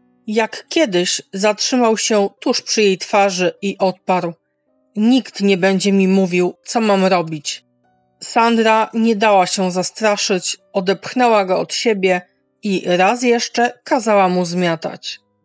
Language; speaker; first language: Polish; native; Polish